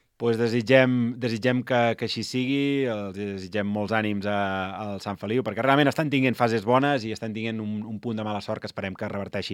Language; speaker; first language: Catalan; native; Catalan